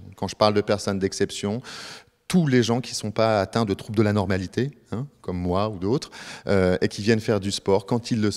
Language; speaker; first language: French; native; French